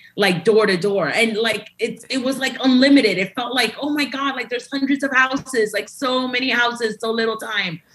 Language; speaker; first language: English; early bilingual, other home language; Spanish